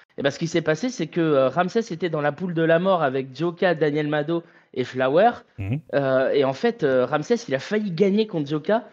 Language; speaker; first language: French; native; French